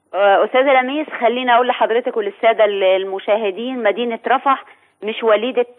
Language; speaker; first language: Arabic; native; Arabic